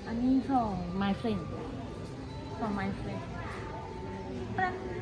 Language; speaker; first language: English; non-native, learner; Thai